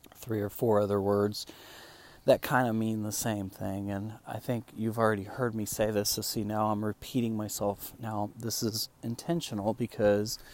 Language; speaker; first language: English; non-native, fluent; Spanish